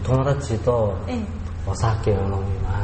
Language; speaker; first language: Japanese; non-native, learner; Korean